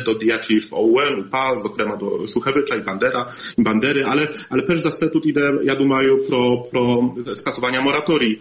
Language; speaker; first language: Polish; non-native, learner; Ukrainian